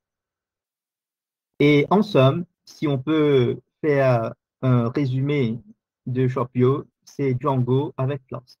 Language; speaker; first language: French; non-native, local second language; Morisyen